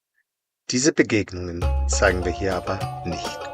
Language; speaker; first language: German; native; German